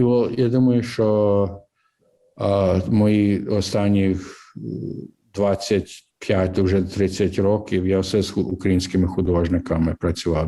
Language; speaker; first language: Ukrainian; early bilingual, heritage; English